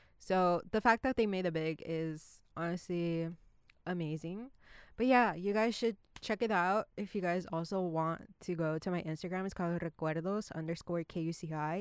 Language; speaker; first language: English; early bilingual, other home language; Spanish